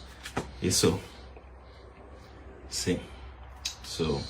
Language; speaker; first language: Portuguese; non-native, learner; English